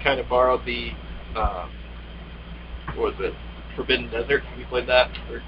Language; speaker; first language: English; native; English